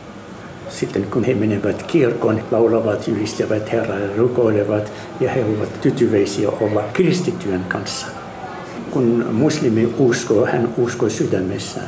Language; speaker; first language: Finnish; non-native, fluent; Arabic